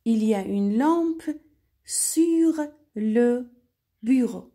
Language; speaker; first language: French; non-native, fluent; Persian